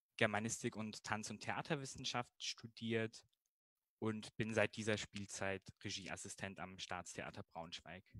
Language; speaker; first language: German; early bilingual, other home language; Spanish